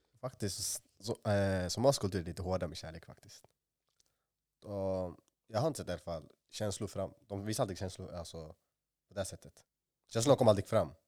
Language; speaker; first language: Swedish; early bilingual, other home language; Somali